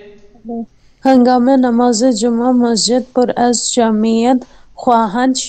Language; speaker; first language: Persian; non-native, learner; Urdu